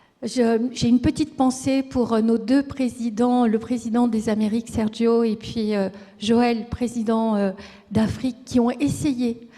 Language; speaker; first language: French; native; French